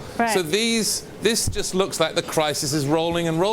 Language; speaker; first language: English; native; English